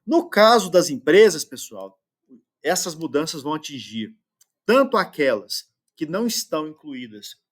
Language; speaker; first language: Portuguese; native; Portuguese